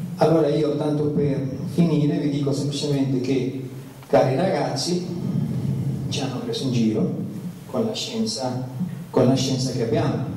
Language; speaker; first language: Italian; early bilingual, heritage; Italian